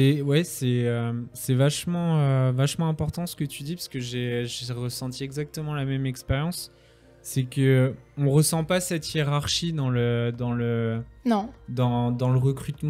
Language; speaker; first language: French; native; French